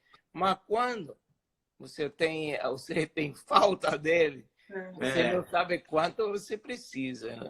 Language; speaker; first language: Portuguese; non-native, fluent; Spanish